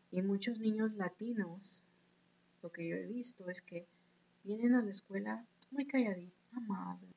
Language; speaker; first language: Spanish; early bilingual, heritage; Spanish